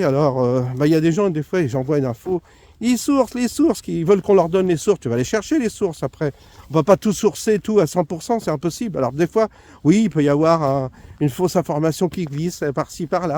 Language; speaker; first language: French; native; French